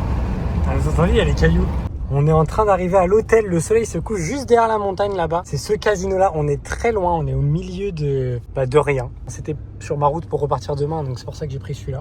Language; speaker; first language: French; native; French